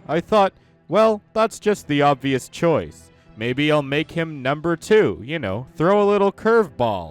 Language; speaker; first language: English; native; English